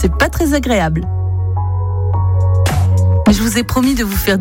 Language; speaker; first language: French; native; French